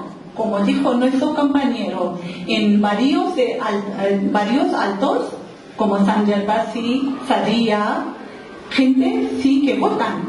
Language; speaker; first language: Spanish; non-native, local second language; Urdu